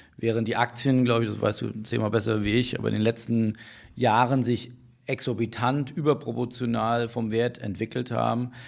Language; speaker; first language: German; native; German